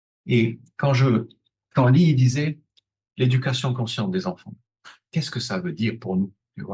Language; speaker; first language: French; native; French